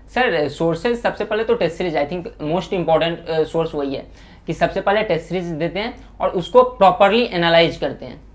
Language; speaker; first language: Hindi; native; Hindi